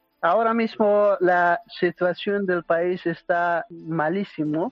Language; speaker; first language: Spanish; non-native, learner; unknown